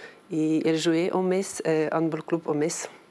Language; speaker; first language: French; non-native, learner; Ukrainian